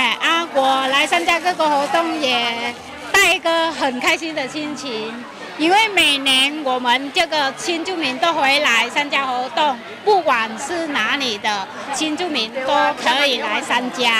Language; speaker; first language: Chinese; non-native, fluent; Vietnamese